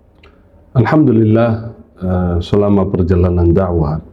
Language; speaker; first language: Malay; non-native, fluent; Arabic